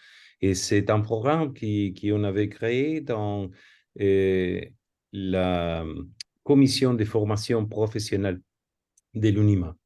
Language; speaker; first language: French; non-native, fluent; Spanish